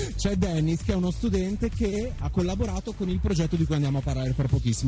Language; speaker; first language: Italian; native; Italian